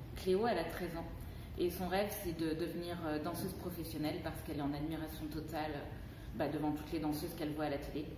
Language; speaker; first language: French; native; French